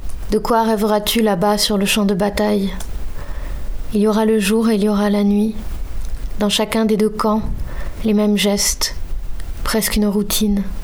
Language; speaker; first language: French; native; French